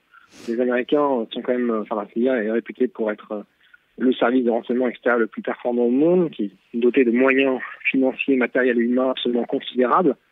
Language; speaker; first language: French; native; French